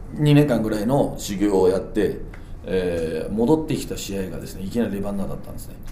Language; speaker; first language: Japanese; non-native, fluent; Danish